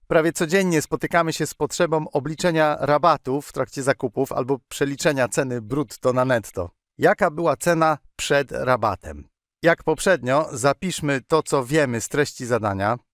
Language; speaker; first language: Polish; native; Polish